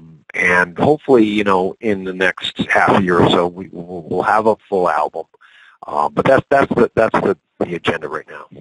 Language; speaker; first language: English; native; English